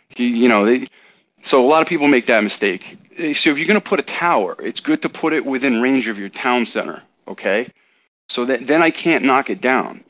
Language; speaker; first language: English; native; English